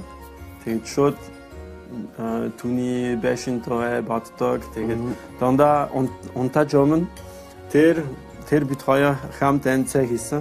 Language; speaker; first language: Mongolian; non-native, learner; French